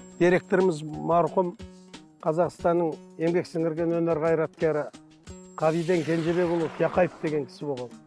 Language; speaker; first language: Kazakh; native; Kazakh